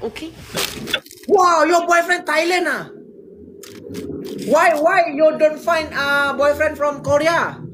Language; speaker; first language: English; non-native, learner; Malay